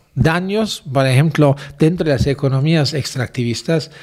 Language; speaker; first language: Spanish; non-native, fluent; German